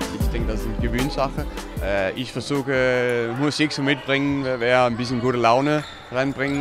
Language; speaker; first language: German; non-native, fluent; Danish